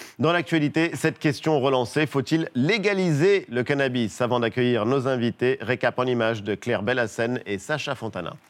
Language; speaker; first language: French; native; French